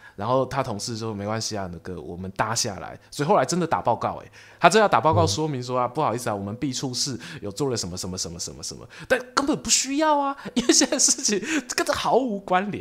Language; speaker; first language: Chinese; native; Chinese